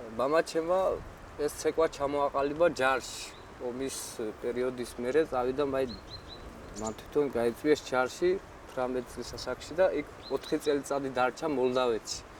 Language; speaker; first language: Georgian; native; Georgian